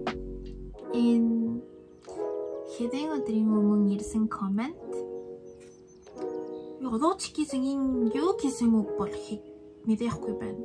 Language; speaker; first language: Mongolian; non-native, learner; Korean